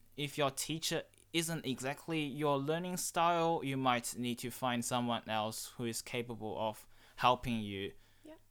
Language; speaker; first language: English; non-native, fluent; Chinese